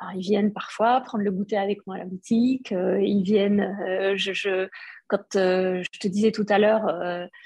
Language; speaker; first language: French; non-native, local second language; Arabic